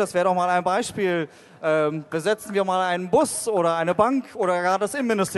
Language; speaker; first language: German; native; German